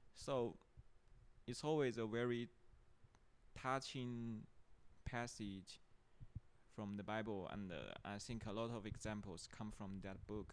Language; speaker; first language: English; non-native, fluent; Chinese